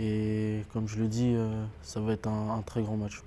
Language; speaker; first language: French; native; French